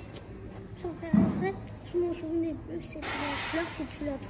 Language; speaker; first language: French; native; French